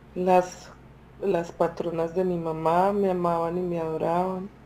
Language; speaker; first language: Spanish; native; Spanish